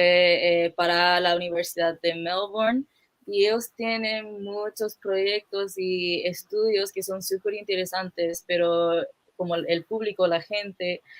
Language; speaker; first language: Spanish; non-native, fluent; English